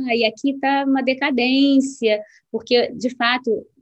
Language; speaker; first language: Portuguese; native; Portuguese